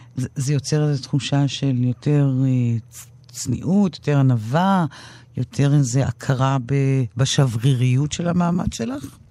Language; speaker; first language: Hebrew; native; Hebrew